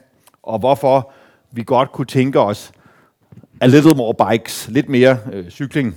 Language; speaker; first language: Danish; native; Danish